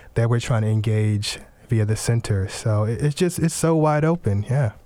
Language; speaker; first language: English; native; English